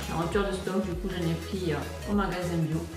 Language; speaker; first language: French; native; French